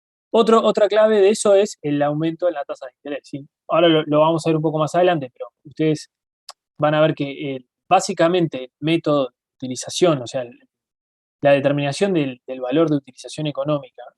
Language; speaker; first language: Spanish; native; Spanish